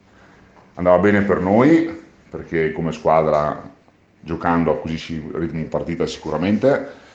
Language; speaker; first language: Italian; native; Italian